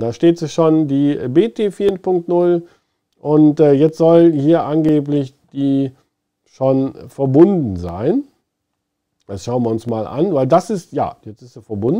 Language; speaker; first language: German; native; German